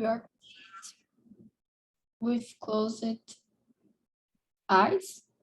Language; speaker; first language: English; non-native, learner; Portuguese